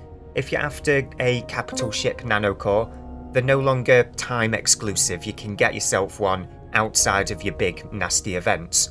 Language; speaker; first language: English; native; English